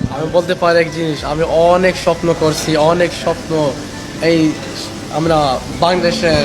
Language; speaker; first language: Bangla; early bilingual, heritage; Swedish